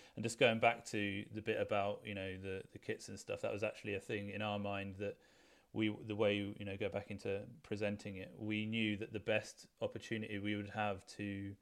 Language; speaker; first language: English; native; English